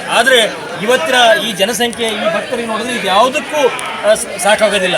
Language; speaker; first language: Kannada; native; Kannada